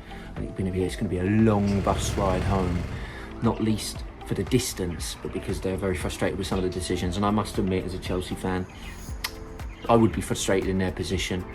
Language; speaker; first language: English; native; English